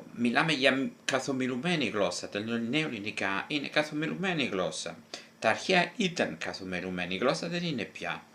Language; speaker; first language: Greek; non-native, fluent; Italian